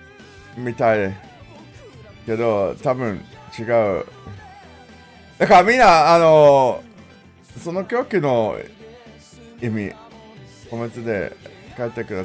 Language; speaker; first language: Japanese; non-native, learner; English